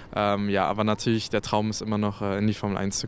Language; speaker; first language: German; native; German